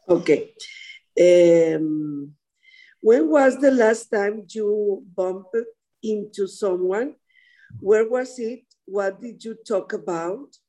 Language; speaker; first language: English; non-native, learner; Spanish